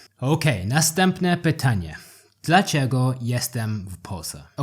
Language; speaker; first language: Polish; non-native, learner; English